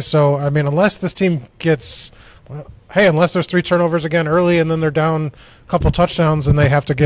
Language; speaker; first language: English; native; English